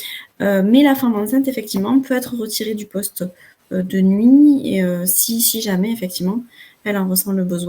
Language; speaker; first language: French; native; French